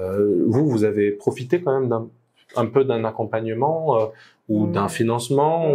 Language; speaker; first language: French; native; French